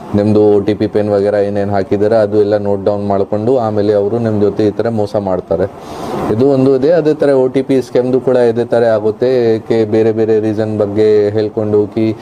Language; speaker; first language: Kannada; non-native, local second language; Hindi